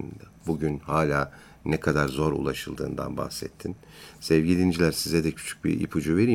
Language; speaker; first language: Turkish; native; Turkish